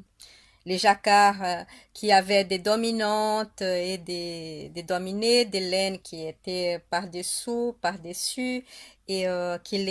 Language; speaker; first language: French; non-native, fluent; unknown